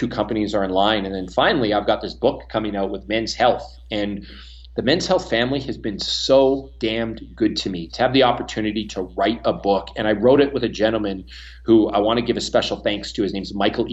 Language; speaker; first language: English; native; English